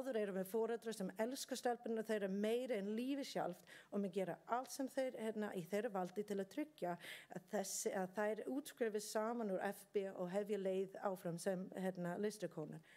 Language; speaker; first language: Icelandic; non-native, learner; English